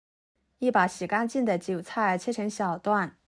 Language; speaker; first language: Chinese; native; Chinese